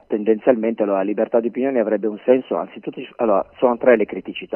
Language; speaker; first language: Italian; native; Italian